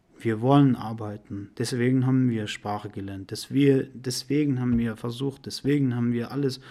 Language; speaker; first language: German; non-native, learner; Persian